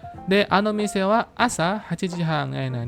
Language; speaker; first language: Japanese; non-native, fluent; Indonesian